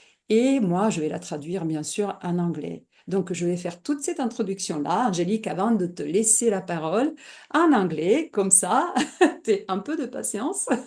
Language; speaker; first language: French; non-native, fluent; Italian